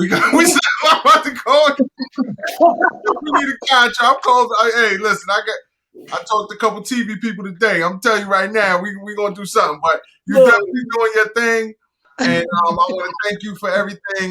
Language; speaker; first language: English; native; English